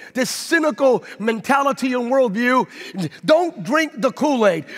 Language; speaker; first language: English; native; English